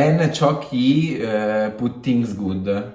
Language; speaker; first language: Turkish; non-native, learner; Italian